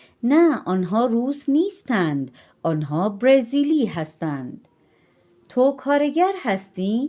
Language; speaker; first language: Persian; non-native, fluent; Urdu